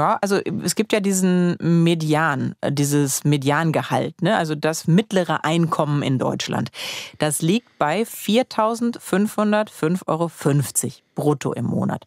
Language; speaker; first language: German; native; German